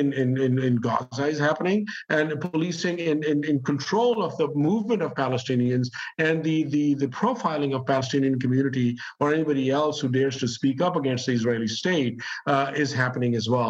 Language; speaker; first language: English; non-native, local second language; Urdu